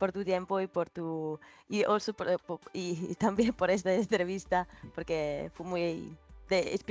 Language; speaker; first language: Spanish; non-native, fluent; Italian